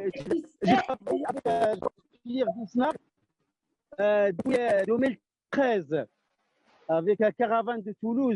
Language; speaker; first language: French; non-native, local second language; Arabic